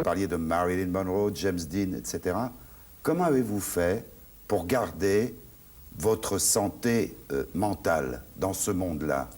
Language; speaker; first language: French; native; French